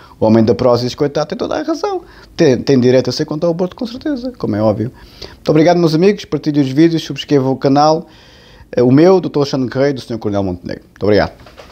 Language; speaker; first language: Portuguese; native; Portuguese